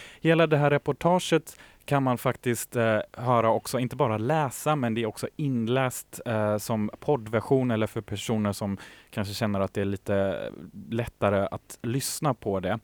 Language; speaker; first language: Swedish; native; Swedish